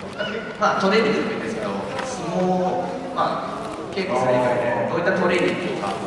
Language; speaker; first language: Japanese; native; Japanese